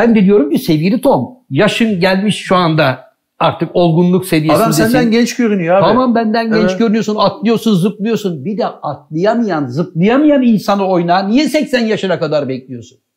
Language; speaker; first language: Turkish; native; Turkish